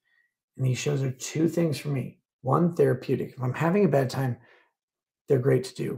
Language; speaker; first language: English; native; English